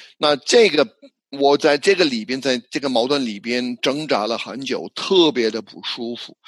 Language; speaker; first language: Chinese; non-native, fluent; English